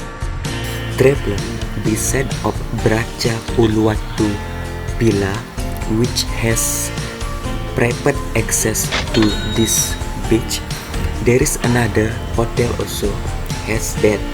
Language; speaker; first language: English; non-native, fluent; Indonesian